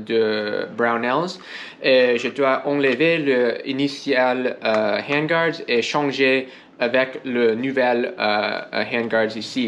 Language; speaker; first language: French; non-native, learner; English